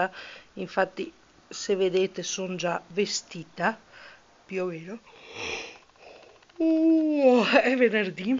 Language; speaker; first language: Italian; native; Italian